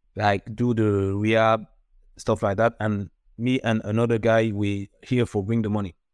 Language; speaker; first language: English; non-native, local second language; French